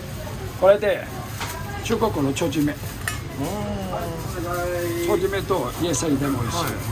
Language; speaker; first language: Japanese; non-native, fluent; Chinese